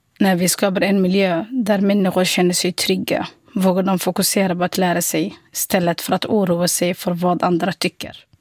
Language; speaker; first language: Swedish; non-native, fluent; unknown